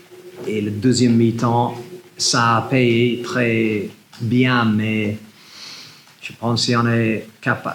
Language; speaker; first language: French; non-native, learner; English